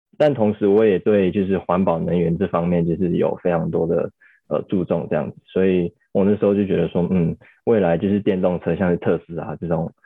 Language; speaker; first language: Chinese; native; Chinese